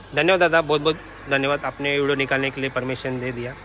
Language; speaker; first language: Hindi; non-native, local second language; Marathi